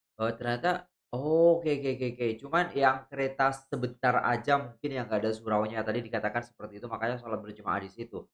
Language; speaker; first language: Indonesian; native; Indonesian